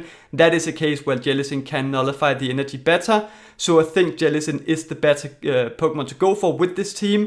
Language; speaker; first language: English; native; English